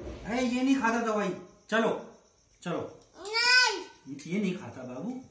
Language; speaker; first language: Hindi; native; Hindi